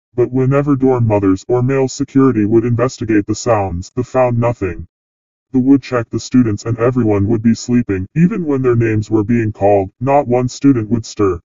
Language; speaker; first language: English; native; English